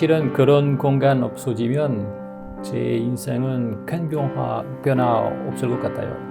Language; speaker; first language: Korean; non-native, learner; French